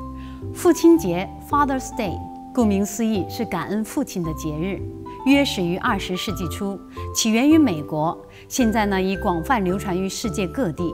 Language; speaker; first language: Chinese; native; Chinese